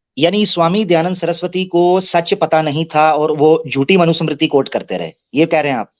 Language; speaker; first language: Urdu; native; Urdu